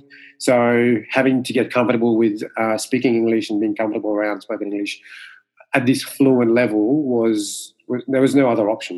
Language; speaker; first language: English; non-native, fluent; Morisyen